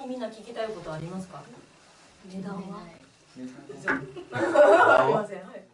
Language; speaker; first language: Japanese; non-native, fluent; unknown